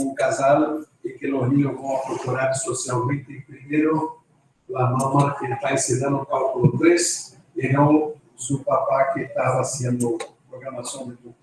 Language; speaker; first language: Spanish; non-native, fluent; Portuguese